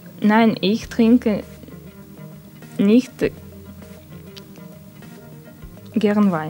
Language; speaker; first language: German; non-native, learner; Russian